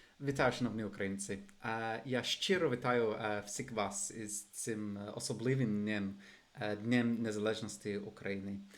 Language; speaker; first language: Ukrainian; non-native, fluent; English